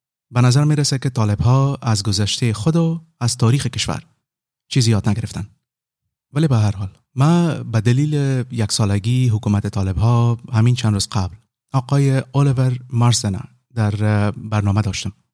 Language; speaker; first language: Persian; native; Persian